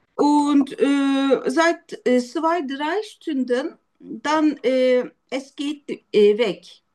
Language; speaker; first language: German; non-native, learner; Turkish